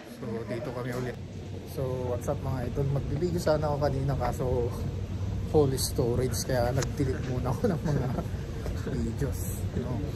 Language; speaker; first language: Filipino; native; Filipino